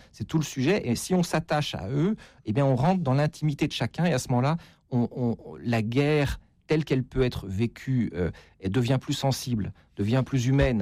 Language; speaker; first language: French; native; French